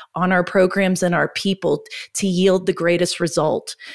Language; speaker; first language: English; native; English